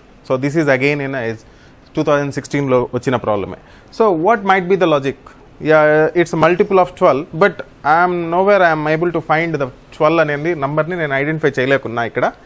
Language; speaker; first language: English; non-native, local second language; Telugu